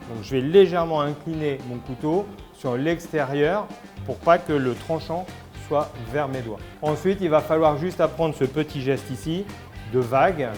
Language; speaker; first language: French; native; French